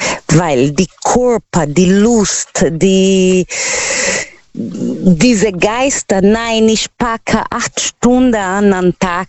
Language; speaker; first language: German; non-native, learner; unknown